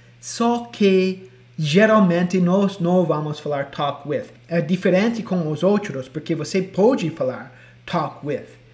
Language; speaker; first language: Portuguese; non-native, fluent; English